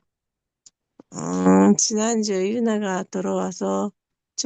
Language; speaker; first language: Korean; non-native, learner; Japanese